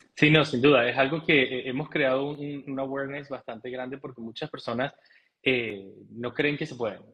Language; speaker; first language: Spanish; native; Spanish